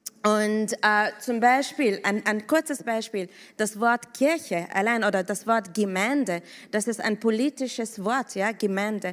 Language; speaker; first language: German; non-native, fluent; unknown